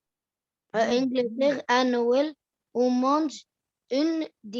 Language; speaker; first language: French; non-native, learner; Arabic